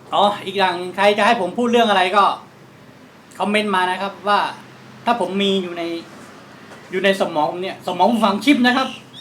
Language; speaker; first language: Thai; non-native, local second language; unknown